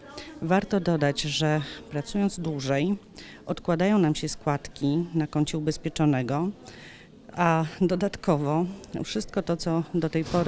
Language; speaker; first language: Polish; native; Polish